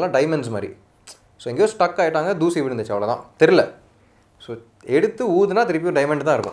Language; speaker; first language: Tamil; non-native, local second language; Telugu